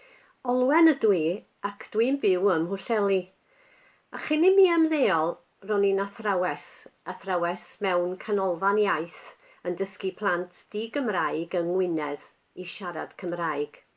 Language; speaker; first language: Welsh; native; Welsh